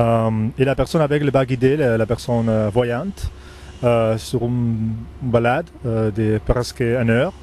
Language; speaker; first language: French; non-native, fluent; Spanish